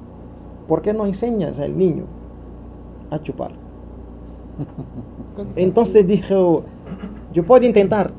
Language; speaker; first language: Spanish; non-native, fluent; Portuguese